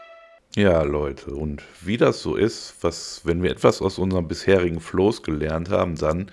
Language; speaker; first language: German; native; German